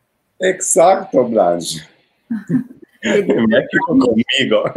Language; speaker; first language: Spanish; non-native, fluent; Italian